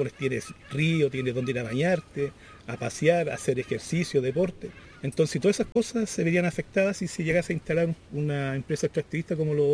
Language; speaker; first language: Spanish; native; Spanish